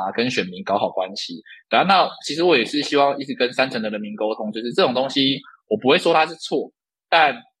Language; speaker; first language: Chinese; native; Chinese